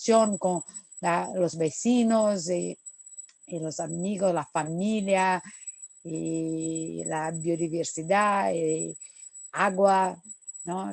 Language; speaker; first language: Spanish; non-native, fluent; Portuguese